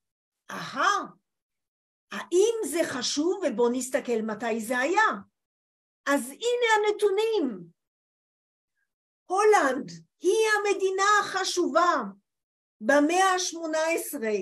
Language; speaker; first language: Hebrew; non-native, fluent; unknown